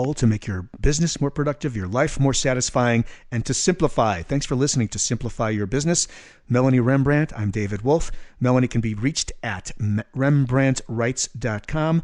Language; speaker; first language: English; native; English